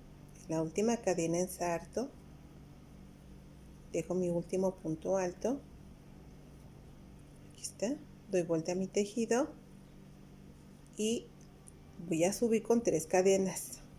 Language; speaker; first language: Spanish; native; Spanish